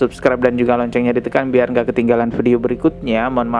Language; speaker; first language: Indonesian; native; Indonesian